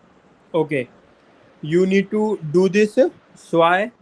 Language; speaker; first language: English; non-native, local second language; Hindi